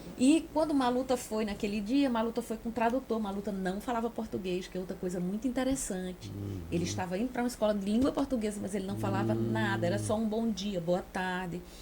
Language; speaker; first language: Portuguese; native; Portuguese